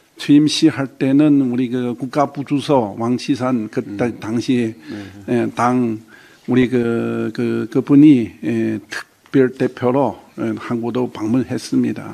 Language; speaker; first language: Korean; non-native, fluent; Chinese